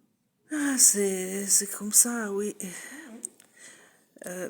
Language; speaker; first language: French; non-native, learner; English